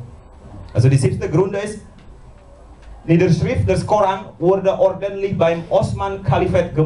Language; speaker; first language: German; non-native, learner; Indonesian